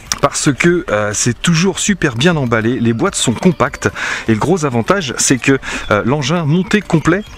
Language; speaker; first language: French; native; French